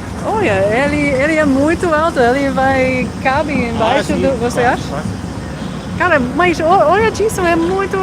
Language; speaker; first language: Portuguese; non-native, learner; English